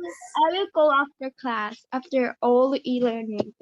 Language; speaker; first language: English; non-native, learner; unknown